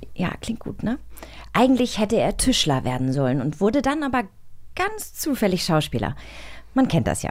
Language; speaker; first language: German; native; German